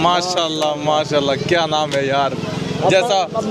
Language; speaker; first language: Hindi; non-native, learner; Bangla